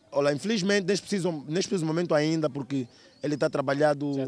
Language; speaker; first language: Portuguese; non-native, local second language; Kongo